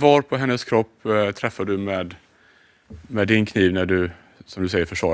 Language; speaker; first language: Swedish; native; Swedish